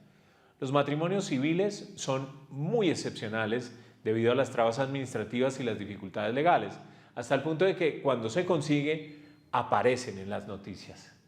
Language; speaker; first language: Spanish; native; Spanish